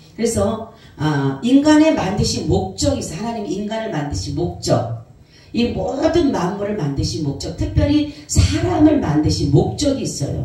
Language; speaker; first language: Korean; native; Korean